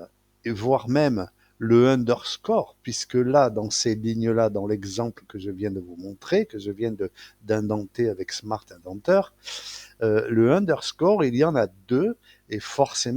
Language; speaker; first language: French; native; French